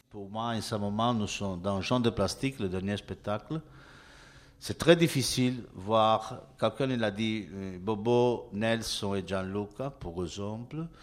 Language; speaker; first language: French; non-native, learner; Italian